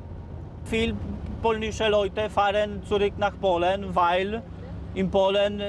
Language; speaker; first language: German; non-native, learner; Polish